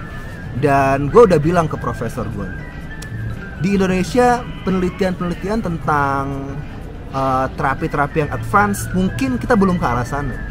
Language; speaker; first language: Indonesian; native; Indonesian